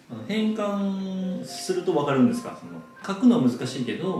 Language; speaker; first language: Japanese; native; Japanese